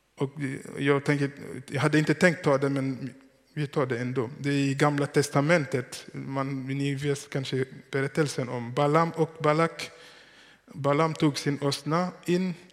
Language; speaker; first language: Swedish; non-native, fluent; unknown